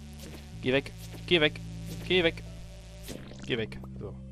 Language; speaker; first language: German; native; German